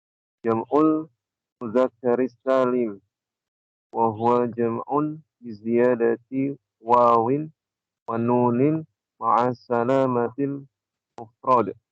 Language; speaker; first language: Arabic; non-native, learner; Indonesian